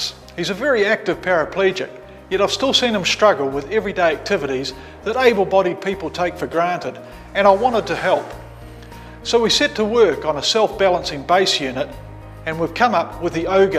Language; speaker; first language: English; native; English